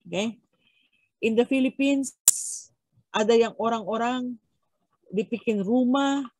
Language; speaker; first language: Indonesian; non-native, learner; Filipino